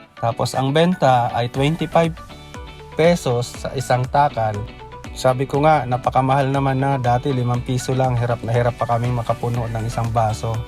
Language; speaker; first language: Filipino; non-native, local second language; Bikol